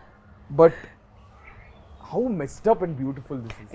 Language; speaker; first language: Telugu; native; Telugu